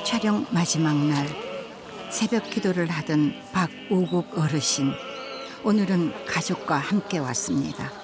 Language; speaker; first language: Korean; native; Korean